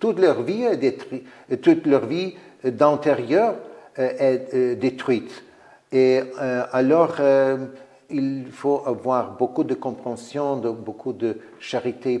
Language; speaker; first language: French; non-native, fluent; Ukrainian